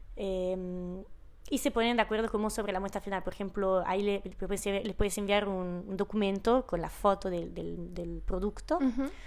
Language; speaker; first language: Spanish; non-native, fluent; Italian